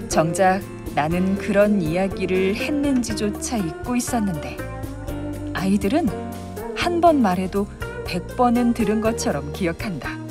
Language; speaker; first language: Korean; native; Korean